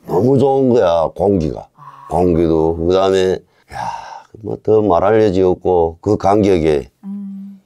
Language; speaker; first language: Korean; native; Korean